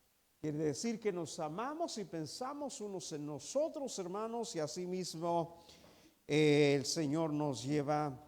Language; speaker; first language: Spanish; native; Spanish